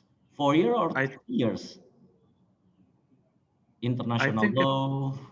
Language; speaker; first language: English; non-native, learner; Indonesian